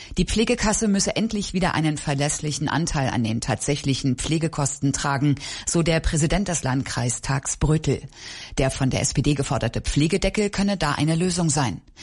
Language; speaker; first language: German; native; German